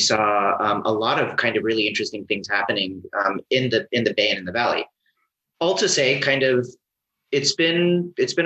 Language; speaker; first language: English; native; English